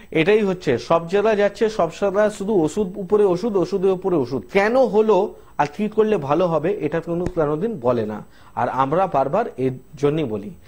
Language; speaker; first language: Bangla; non-native, local second language; Hindi